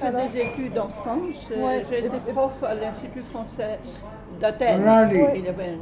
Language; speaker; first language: French; non-native, fluent; Greek